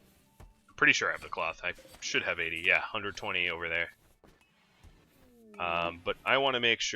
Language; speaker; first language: English; native; English